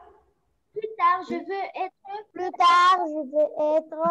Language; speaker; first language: French; non-native, local second language; Arabic